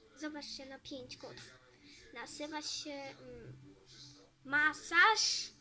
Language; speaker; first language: Polish; early bilingual, heritage; Polish